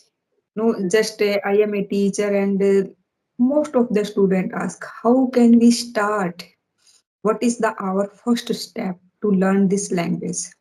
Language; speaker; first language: English; non-native, learner; Hindi